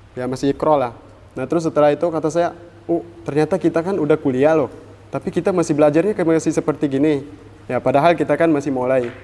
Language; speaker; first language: Indonesian; non-native, fluent; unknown